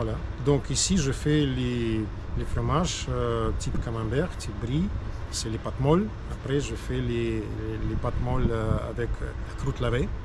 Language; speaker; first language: French; non-native, learner; Russian